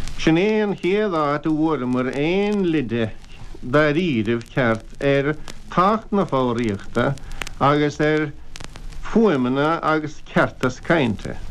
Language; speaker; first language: Irish; native; Irish